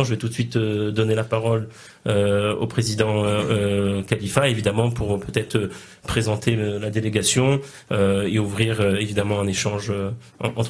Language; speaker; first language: French; native; French